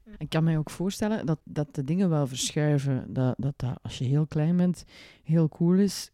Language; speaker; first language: Dutch; native; Dutch